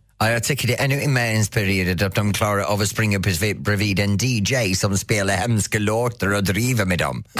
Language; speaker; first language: Swedish; non-native, fluent; English